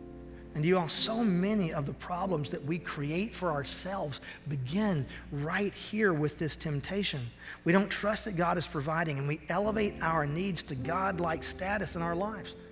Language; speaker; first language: English; native; English